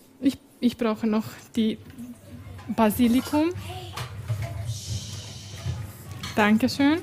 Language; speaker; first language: German; non-native, fluent; Hungarian